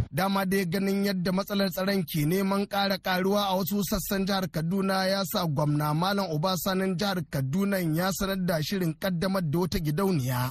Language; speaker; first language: Hausa; native; Hausa